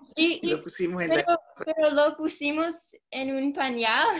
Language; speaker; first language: Spanish; early bilingual, heritage; Spanish